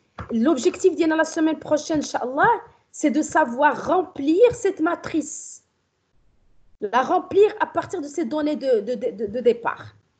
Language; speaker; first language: French; non-native, local second language; Arabic